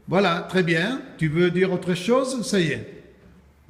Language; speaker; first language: French; non-native, fluent; Spanish